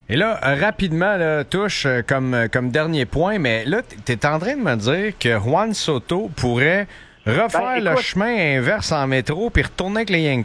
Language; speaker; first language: French; native; French